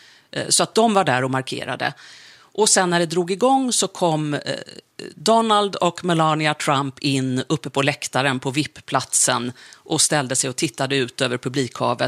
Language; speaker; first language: Swedish; native; Swedish